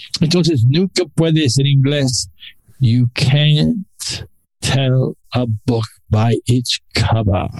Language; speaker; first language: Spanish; non-native, learner; English